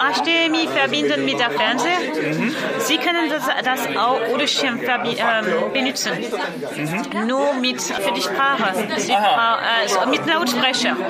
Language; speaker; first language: German; non-native, learner; French